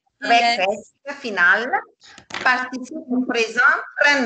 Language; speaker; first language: French; non-native, learner; Italian